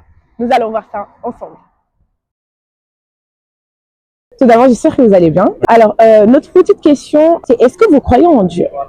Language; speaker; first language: French; native; French